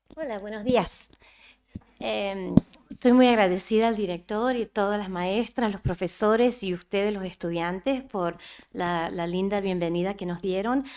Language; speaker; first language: Spanish; early bilingual, heritage; Spanish